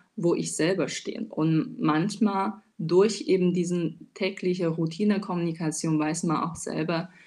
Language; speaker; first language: German; non-native, fluent; Chinese